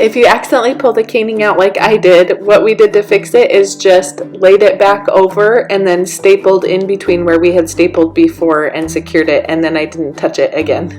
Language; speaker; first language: English; native; English